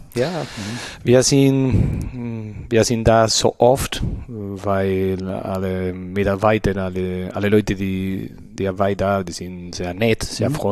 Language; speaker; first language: German; non-native, learner; Spanish